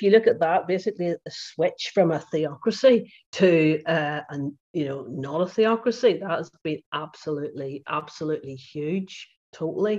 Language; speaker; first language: English; native; English